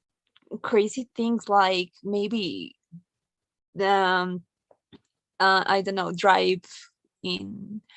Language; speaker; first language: English; non-native, learner; Spanish